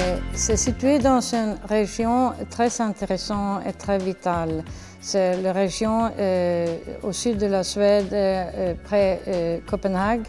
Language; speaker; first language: French; non-native, fluent; Swedish